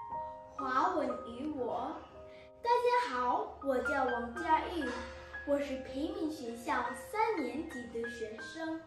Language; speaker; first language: Chinese; early bilingual, heritage; Chinese